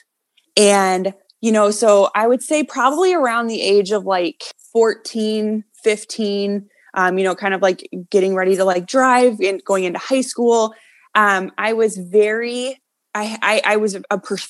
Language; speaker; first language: English; native; English